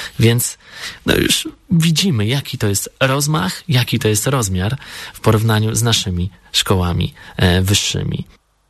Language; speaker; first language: Polish; native; Polish